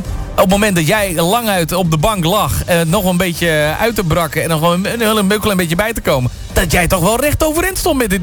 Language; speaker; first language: Dutch; native; Dutch